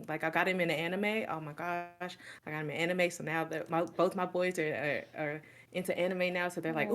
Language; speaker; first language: English; native; English